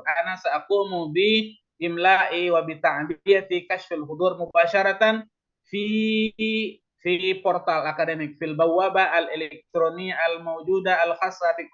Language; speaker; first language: Arabic; non-native, fluent; Indonesian